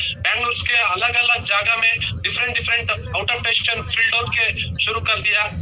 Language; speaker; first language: Hindi; non-native, local second language; Kannada